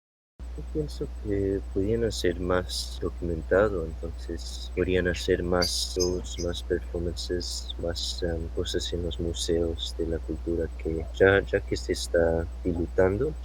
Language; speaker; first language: Spanish; non-native, fluent; English